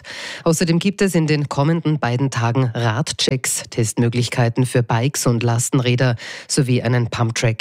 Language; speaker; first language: German; native; German